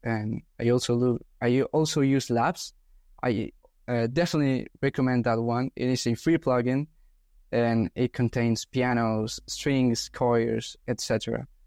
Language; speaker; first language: English; non-native, fluent; Spanish